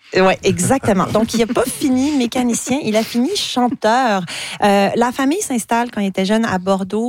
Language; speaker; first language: French; native; French